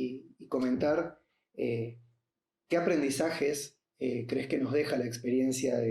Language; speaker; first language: Spanish; native; Spanish